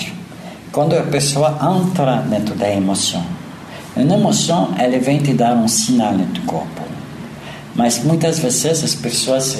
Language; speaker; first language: Spanish; non-native, learner; French